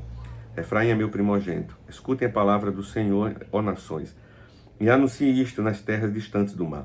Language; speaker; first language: Portuguese; native; Portuguese